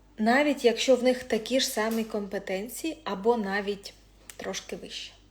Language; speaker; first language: Ukrainian; non-native, local second language; Russian